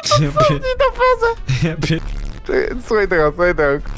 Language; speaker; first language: Polish; native; Polish